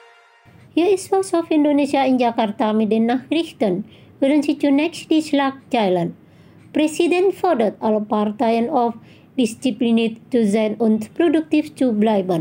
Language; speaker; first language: German; non-native, fluent; Indonesian